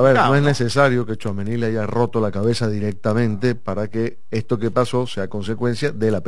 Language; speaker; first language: Spanish; native; Spanish